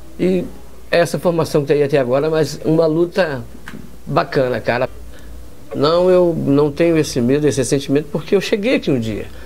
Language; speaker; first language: Portuguese; native; Portuguese